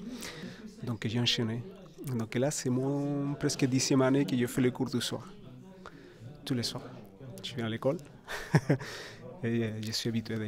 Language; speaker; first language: French; non-native, fluent; Spanish